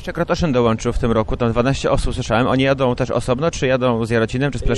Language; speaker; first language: Polish; native; Polish